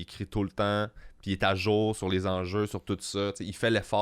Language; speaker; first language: French; native; French